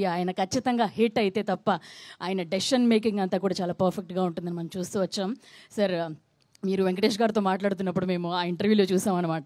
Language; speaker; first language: Telugu; native; Telugu